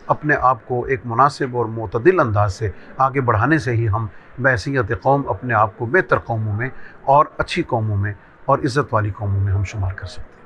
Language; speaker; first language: Urdu; non-native, local second language; Punjabi